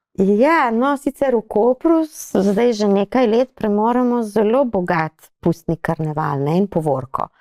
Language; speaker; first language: Slovenian; native; Slovenian